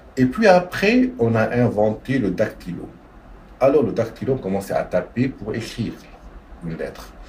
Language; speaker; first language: French; non-native, local second language; Arabic